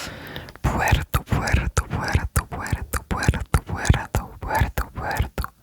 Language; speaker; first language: Spanish; non-native, learner; French